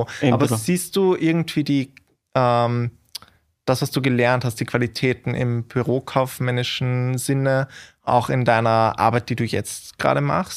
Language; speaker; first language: German; native; German